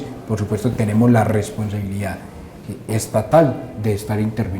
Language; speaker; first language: Spanish; native; Spanish